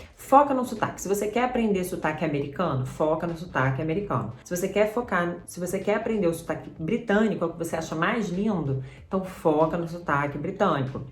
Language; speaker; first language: Portuguese; native; Portuguese